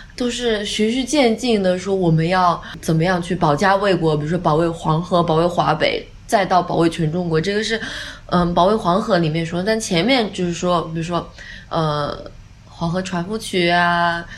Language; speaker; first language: Chinese; non-native, local second language; Wu Chinese